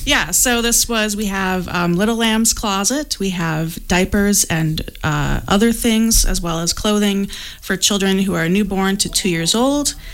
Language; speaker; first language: English; native; English